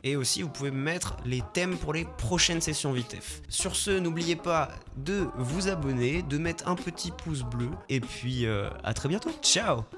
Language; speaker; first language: French; native; French